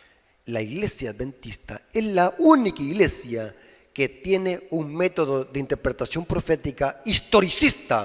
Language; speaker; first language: Spanish; native; Spanish